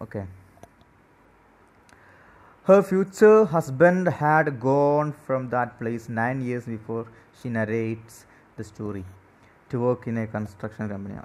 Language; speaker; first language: English; non-native, local second language; Malayalam